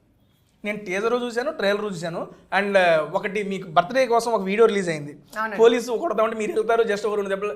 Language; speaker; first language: Telugu; native; Telugu